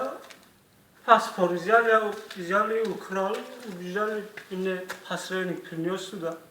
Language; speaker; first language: Russian; non-native, learner; Tajik